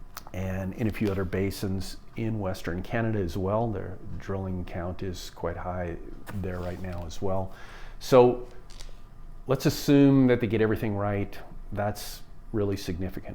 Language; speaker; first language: English; native; English